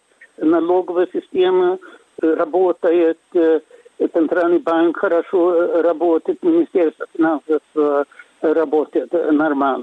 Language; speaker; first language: Russian; non-native, fluent; Swedish